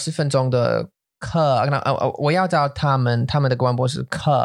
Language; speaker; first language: Chinese; non-native, learner; English